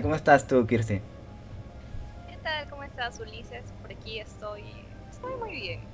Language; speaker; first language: Spanish; native; Spanish